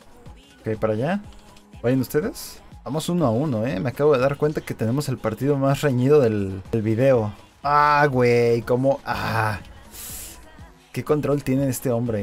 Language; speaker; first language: Spanish; native; Spanish